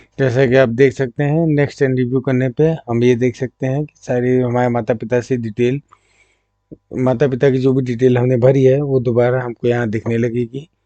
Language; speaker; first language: Hindi; native; Hindi